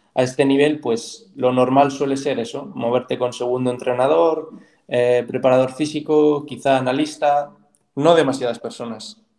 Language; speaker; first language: Spanish; native; Spanish